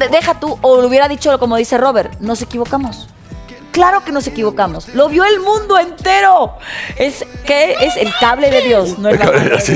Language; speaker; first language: Spanish; native; Spanish